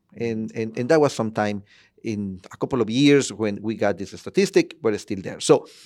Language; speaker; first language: English; non-native, fluent; Spanish